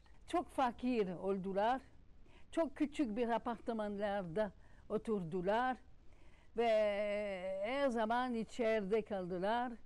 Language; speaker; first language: Turkish; non-native, learner; French